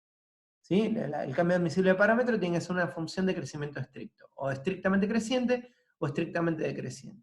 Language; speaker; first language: Spanish; native; Spanish